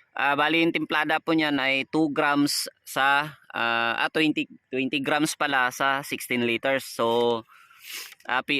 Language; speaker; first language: Filipino; non-native, local second language; Kinaray-a